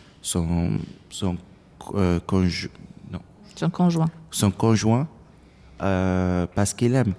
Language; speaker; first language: French; non-native, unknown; Arabic